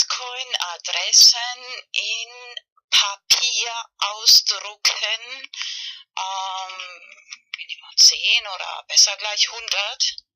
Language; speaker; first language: German; non-native, fluent; Spanish